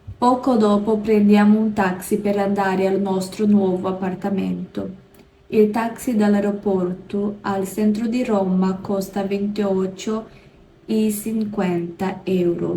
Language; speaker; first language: Italian; non-native, learner; Portuguese